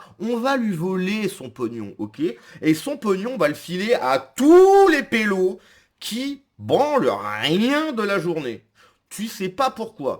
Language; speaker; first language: French; native; French